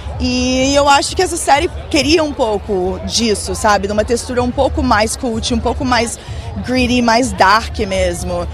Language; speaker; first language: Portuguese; early bilingual, heritage; Portuguese